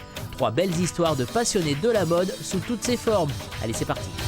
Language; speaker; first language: French; native; French